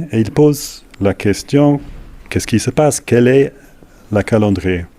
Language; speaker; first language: French; non-native, fluent; English